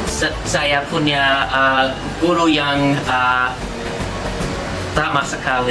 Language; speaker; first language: Indonesian; non-native, learner; English